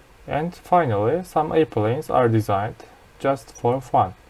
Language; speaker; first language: English; non-native, fluent; Turkish